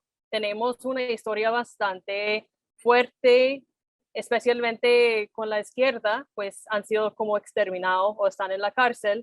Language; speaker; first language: Spanish; non-native, fluent; English